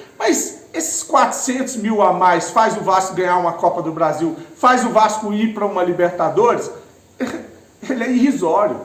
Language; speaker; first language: Portuguese; native; Portuguese